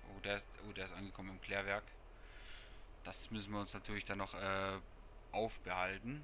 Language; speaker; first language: German; native; German